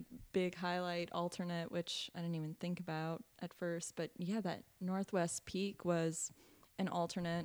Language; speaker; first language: English; native; English